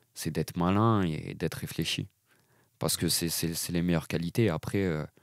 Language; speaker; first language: French; native; French